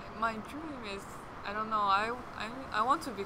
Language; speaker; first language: English; non-native, fluent; Chinese